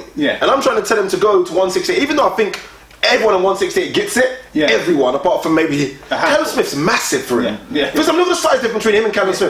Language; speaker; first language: English; native; English